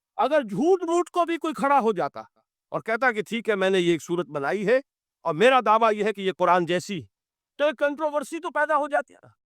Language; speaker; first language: Urdu; native; Urdu